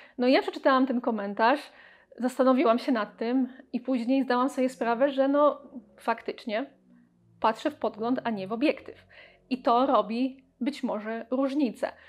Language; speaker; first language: Polish; native; Polish